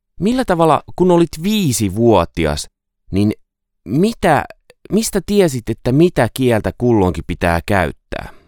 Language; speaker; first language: Finnish; native; Finnish